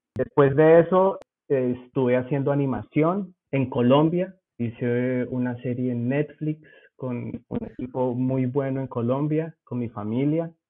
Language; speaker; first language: Spanish; native; Spanish